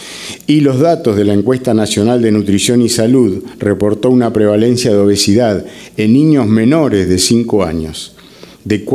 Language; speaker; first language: Spanish; native; Spanish